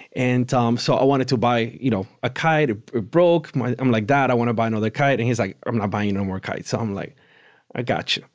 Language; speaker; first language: English; early bilingual, other home language; Spanish